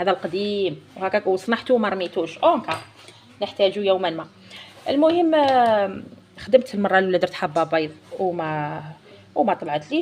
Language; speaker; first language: Arabic; native; Arabic